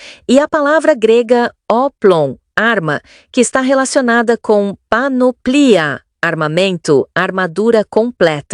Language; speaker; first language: Portuguese; native; Portuguese